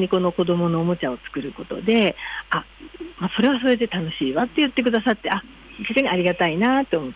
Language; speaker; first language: Japanese; native; Japanese